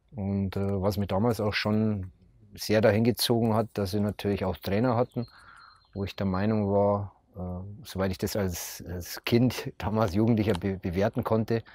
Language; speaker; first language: German; native; German